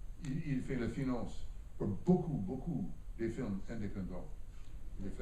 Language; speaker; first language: French; non-native, learner; English